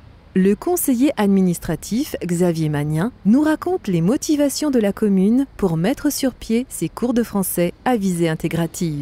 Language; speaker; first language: French; native; French